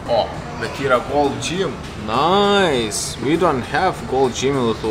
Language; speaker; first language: English; non-native, fluent; Lithuanian